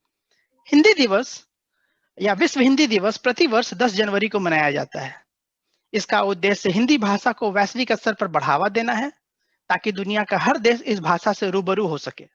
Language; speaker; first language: Hindi; native; Hindi